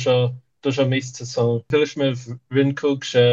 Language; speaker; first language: Polish; early bilingual, heritage; English